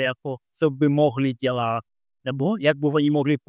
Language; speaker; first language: Czech; non-native, fluent; Russian